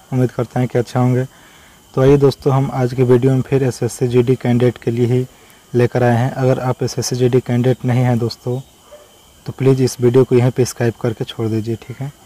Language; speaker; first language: Hindi; native; Hindi